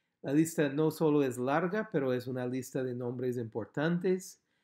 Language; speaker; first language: Spanish; non-native, fluent; English